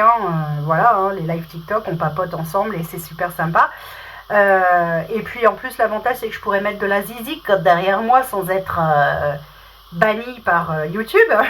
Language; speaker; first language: French; native; French